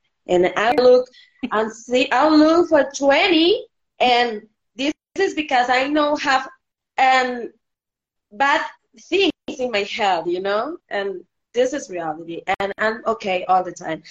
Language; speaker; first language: English; non-native, learner; Spanish